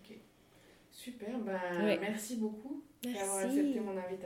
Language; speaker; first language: French; native; French